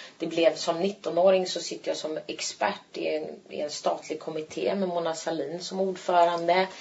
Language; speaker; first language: Swedish; early bilingual, other home language; Turkish